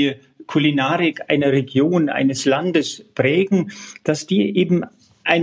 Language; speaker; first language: German; native; German